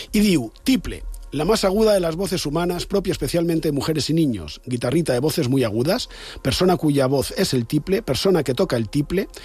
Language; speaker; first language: Spanish; non-native, local second language; Catalan